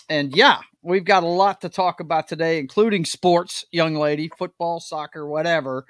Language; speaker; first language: English; native; English